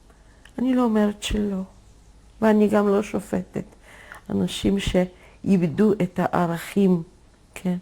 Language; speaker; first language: Hebrew; non-native, fluent; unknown